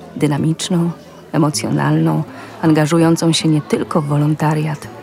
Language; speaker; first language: Polish; native; Polish